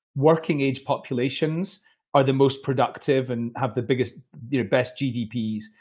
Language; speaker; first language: English; native; English